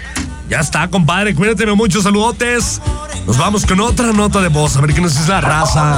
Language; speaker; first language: Spanish; native; Spanish